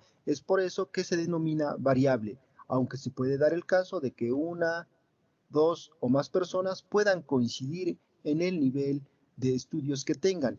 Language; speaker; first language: Spanish; native; Spanish